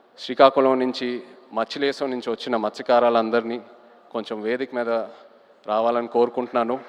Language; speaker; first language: Telugu; native; Telugu